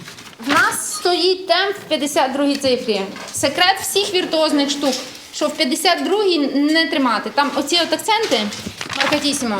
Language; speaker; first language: Ukrainian; native; Ukrainian